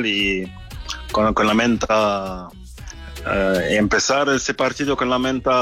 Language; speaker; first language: Spanish; non-native, fluent; French